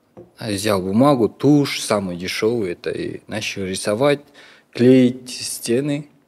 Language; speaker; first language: Russian; non-native, local second language; Kyrgyz